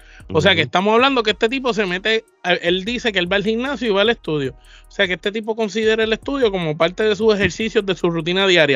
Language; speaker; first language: Spanish; native; Spanish